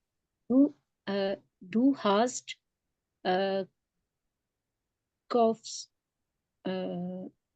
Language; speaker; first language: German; non-native, learner; Urdu